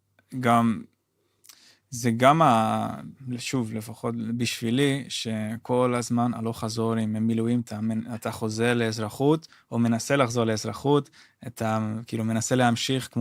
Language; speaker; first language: Hebrew; non-native, fluent; Dutch